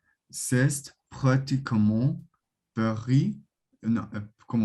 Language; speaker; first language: French; non-native, learner; Portuguese